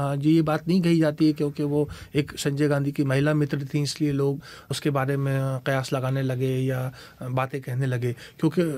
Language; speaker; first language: Hindi; native; Hindi